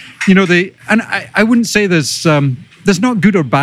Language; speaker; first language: English; native; English